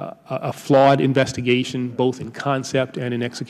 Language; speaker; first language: English; native; English